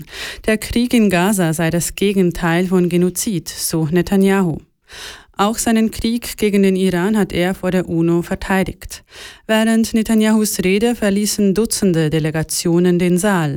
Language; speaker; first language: German; native; German